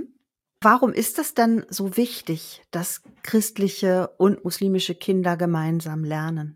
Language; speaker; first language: German; native; German